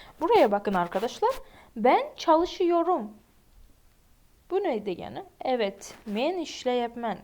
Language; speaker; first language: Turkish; non-native, fluent; Uzbek